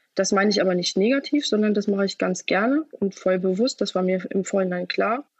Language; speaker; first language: German; native; German